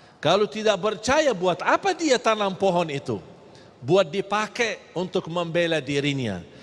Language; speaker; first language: Malay; non-native, fluent; Arabic